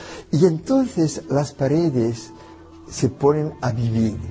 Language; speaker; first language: Spanish; non-native, fluent; French